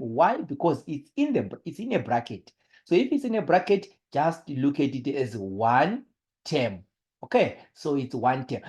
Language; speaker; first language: English; non-native, local second language; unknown